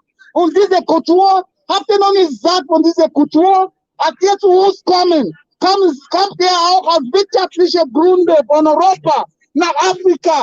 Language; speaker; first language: German; non-native, fluent; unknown